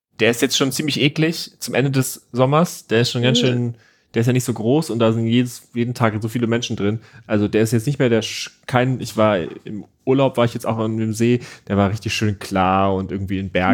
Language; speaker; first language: German; native; German